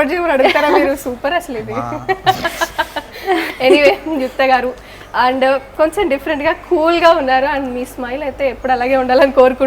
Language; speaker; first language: Telugu; native; Telugu